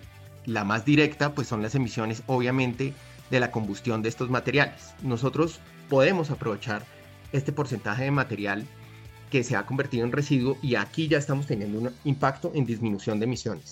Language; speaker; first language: Spanish; native; Spanish